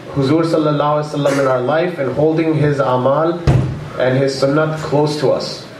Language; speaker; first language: English; early bilingual, other home language; Urdu